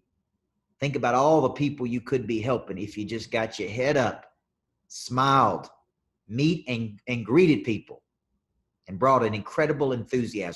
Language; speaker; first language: English; native; English